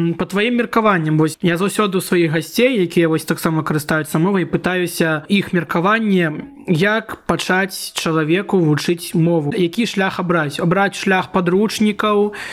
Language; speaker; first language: Belarusian; non-native, local second language; Russian